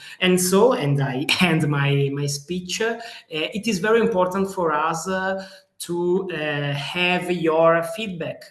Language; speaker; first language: English; non-native, fluent; Italian